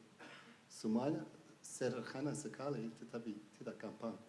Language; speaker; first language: Indonesian; non-native, fluent; English